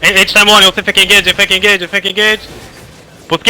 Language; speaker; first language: Hebrew; native; Hebrew